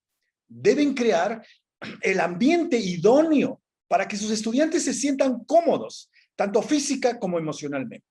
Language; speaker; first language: Spanish; native; Spanish